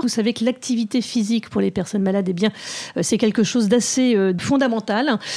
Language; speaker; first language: French; native; French